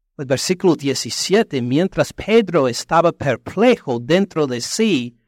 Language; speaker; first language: Spanish; non-native, fluent; English